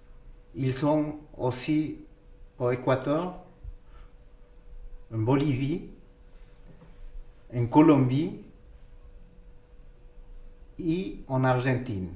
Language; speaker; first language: French; non-native, fluent; Quechua